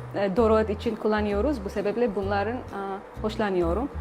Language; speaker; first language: Turkish; non-native, learner; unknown